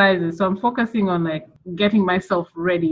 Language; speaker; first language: English; non-native, local second language; Ganda